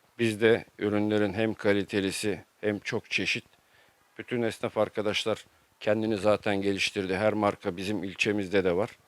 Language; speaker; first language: Turkish; native; Turkish